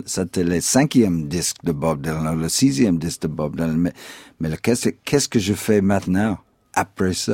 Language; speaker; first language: French; non-native, fluent; English